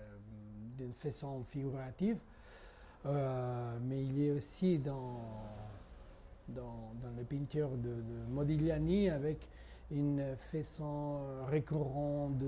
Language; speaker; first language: French; non-native, fluent; Spanish